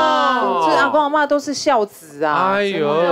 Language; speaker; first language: Chinese; native; Chinese